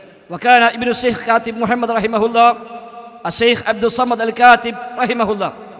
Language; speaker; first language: Arabic; non-native, fluent; Malayalam